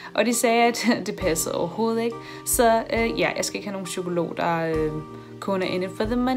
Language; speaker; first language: Danish; native; Danish